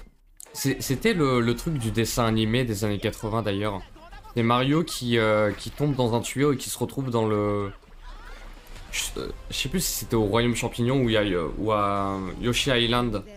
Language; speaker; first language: French; native; French